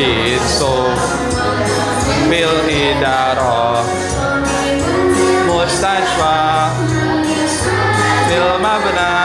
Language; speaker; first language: Arabic; non-native, fluent; Indonesian